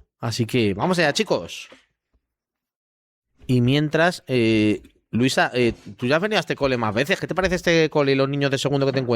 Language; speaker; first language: Spanish; native; Spanish